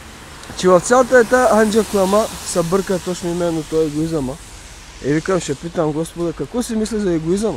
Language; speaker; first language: Bulgarian; native; Bulgarian